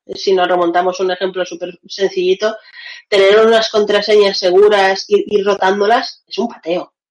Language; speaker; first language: Spanish; early bilingual, other home language; Russian